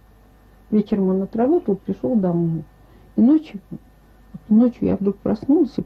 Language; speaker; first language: Russian; native; Russian